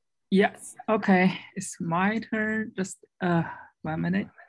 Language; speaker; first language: English; non-native, fluent; Chinese